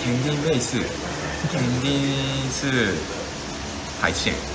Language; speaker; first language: Chinese; non-native, learner; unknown